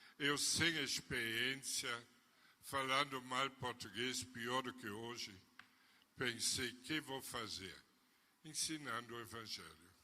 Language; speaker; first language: Portuguese; non-native, fluent; German